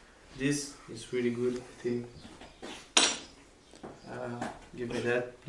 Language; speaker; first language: English; non-native, learner; French